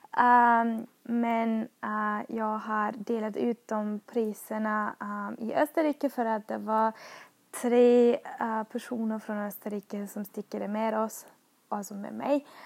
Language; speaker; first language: Swedish; non-native, fluent; German